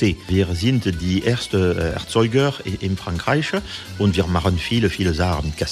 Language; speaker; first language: German; non-native, learner; French